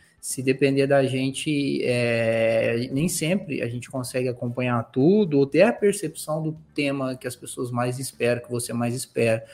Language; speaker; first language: Portuguese; native; Portuguese